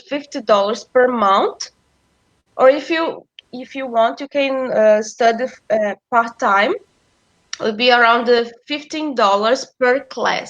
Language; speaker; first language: English; non-native, fluent; Portuguese